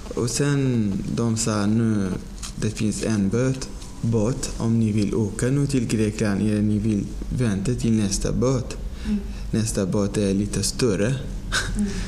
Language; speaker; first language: Swedish; non-native, fluent; Persian